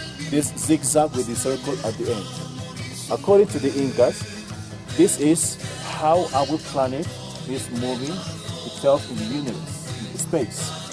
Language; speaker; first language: English; non-native, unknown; Spanish